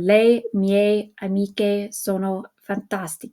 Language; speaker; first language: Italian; non-native, fluent; English